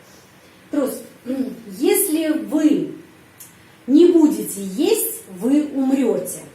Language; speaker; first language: Russian; non-native, fluent; Indonesian